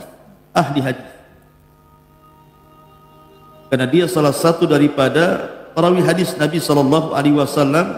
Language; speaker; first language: Indonesian; native; Indonesian